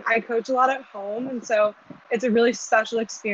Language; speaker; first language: English; native; English